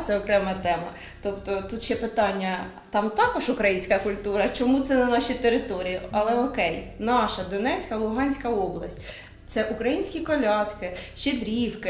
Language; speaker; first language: Ukrainian; native; Ukrainian